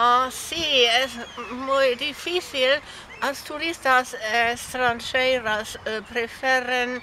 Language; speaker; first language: Galician; non-native, learner; German